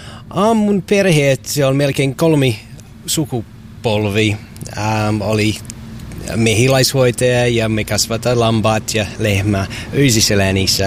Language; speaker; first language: Finnish; non-native, fluent; English